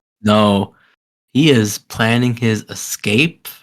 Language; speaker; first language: English; native; English